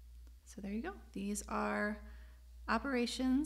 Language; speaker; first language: English; native; English